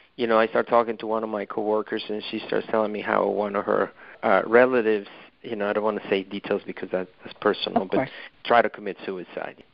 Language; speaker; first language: English; non-native, fluent; Spanish